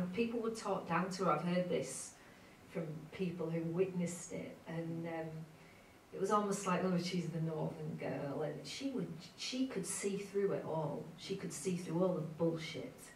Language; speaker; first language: English; native; English